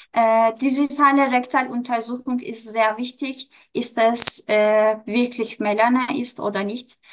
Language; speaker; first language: German; non-native, learner; Turkish